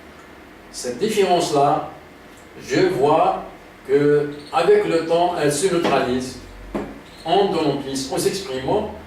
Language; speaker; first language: French; non-native, local second language; Arabic